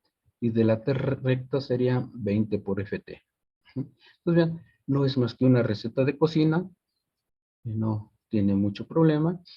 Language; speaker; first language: Spanish; native; Spanish